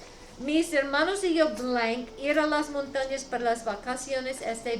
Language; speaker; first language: Spanish; non-native, fluent; English